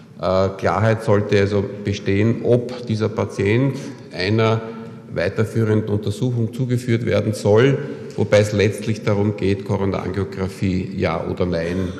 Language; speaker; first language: German; native; German